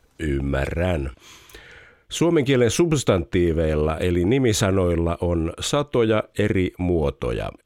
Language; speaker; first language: Finnish; native; Finnish